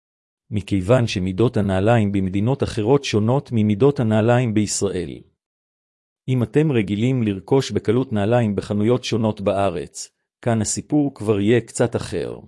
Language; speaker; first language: Hebrew; native; Hebrew